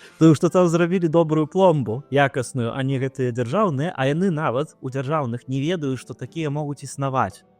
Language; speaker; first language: Belarusian; non-native, local second language; Russian